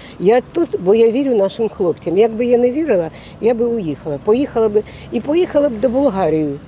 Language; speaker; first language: Ukrainian; non-native, local second language; Bulgarian